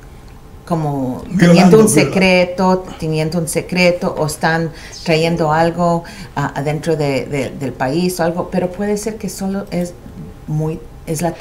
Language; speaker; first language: Spanish; early bilingual, heritage; Spanish